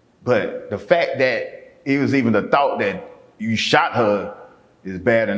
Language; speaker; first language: English; native; English